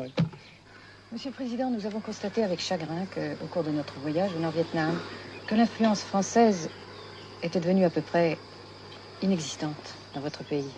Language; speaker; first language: French; native; French